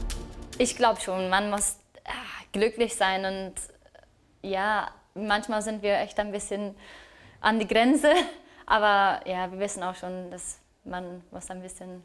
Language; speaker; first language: German; non-native, learner; English